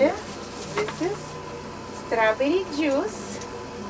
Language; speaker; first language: English; non-native, learner; Russian